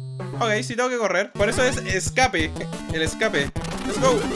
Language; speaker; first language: Spanish; native; Spanish